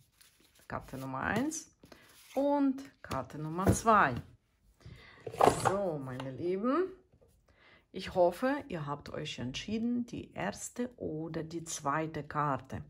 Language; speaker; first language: German; non-native, fluent; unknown